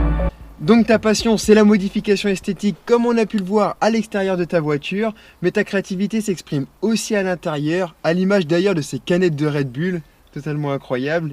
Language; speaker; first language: French; native; French